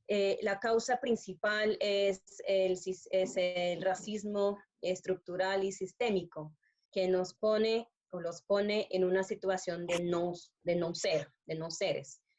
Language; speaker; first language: Spanish; non-native, fluent; English